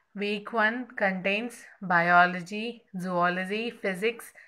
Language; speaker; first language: English; non-native, local second language; Telugu